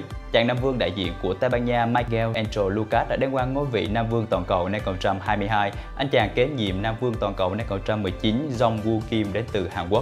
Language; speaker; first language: Vietnamese; native; Vietnamese